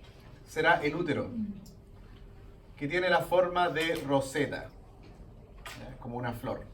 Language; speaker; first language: Spanish; native; Spanish